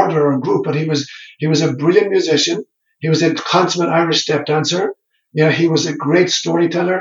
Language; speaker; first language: English; non-native, local second language; Irish